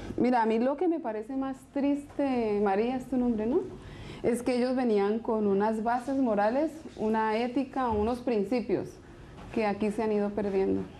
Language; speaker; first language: Spanish; native; Spanish